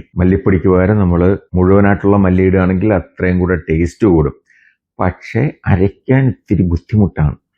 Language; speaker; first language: Malayalam; native; Malayalam